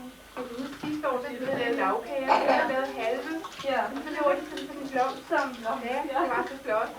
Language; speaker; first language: Danish; native; Danish